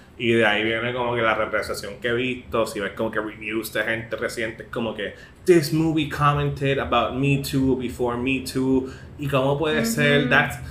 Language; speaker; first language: Spanish; early bilingual, heritage; Spanish